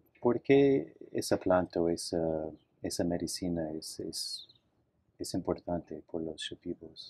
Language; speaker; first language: Spanish; non-native, fluent; English